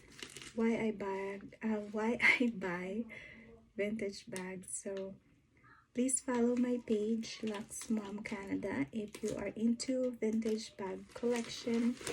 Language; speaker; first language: English; non-native, fluent; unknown